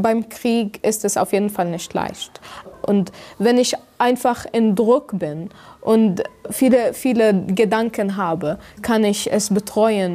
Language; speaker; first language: German; non-native, fluent; Arabic